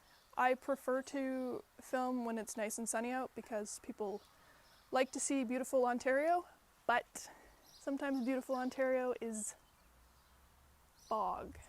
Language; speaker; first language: English; native; English